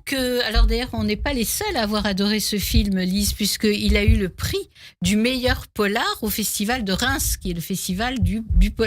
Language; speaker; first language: French; native; French